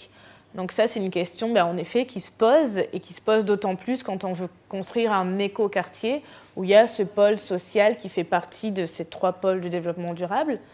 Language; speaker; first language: French; native; French